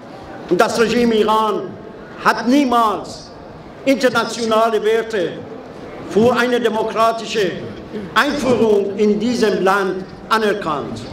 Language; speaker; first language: German; non-native, fluent; Persian